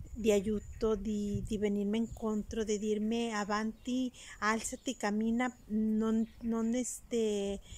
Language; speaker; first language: Italian; non-native, learner; Spanish